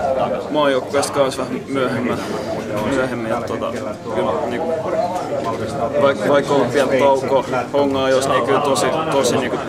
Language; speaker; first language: Finnish; native; Finnish